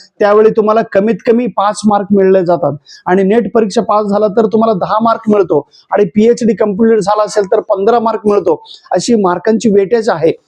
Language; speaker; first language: Marathi; non-native, local second language; Kannada